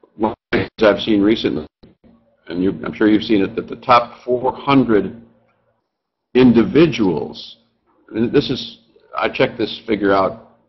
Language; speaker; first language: English; native; English